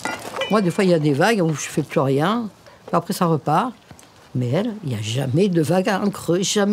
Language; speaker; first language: French; native; French